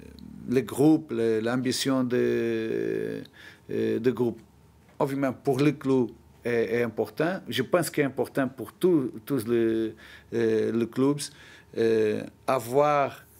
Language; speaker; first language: French; non-native, learner; Portuguese